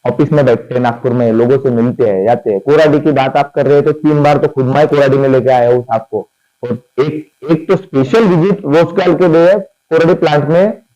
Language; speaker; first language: Hindi; non-native, local second language; Marathi